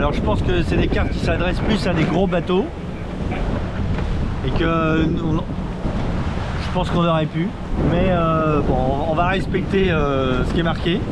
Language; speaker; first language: French; native; French